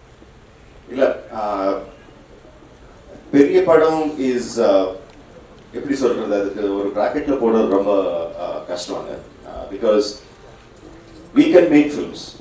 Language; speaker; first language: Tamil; non-native, fluent; Telugu